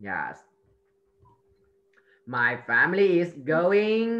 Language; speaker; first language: English; non-native, fluent; Vietnamese